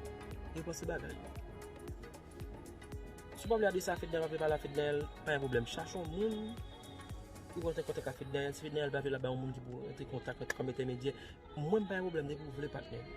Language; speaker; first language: French; non-native, local second language; Haitian Creole